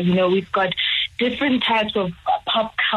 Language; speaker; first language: English; non-native, local second language; Tswana